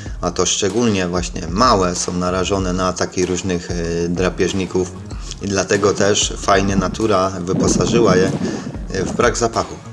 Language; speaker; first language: Polish; native; Polish